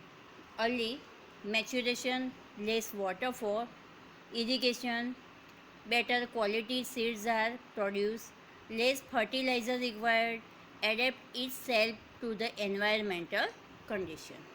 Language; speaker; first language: English; non-native, local second language; Hindi